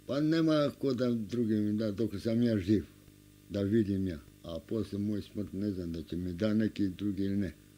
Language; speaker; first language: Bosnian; non-native, local second language; Romanian